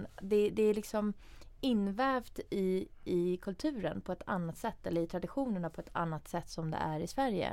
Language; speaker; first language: Swedish; early bilingual, other home language; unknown